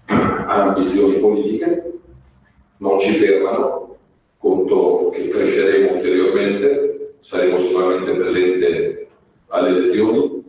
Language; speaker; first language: Italian; native; Italian